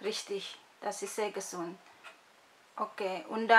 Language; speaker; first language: German; non-native, learner; Indonesian